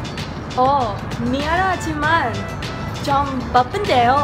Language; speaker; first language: Korean; non-native, learner; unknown